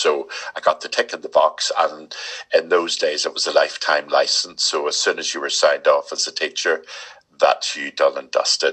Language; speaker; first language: English; native; English